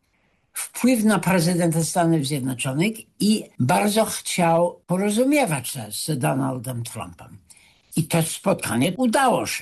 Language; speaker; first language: Polish; non-native, fluent; English